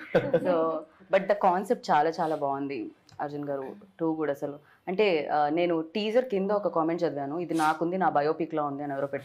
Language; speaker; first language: Telugu; native; Telugu